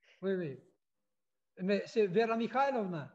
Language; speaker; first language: French; non-native, fluent; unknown